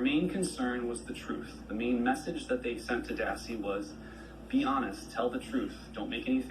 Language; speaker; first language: English; native; English